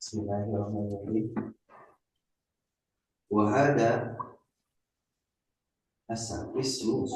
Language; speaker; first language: Arabic; non-native, learner; Indonesian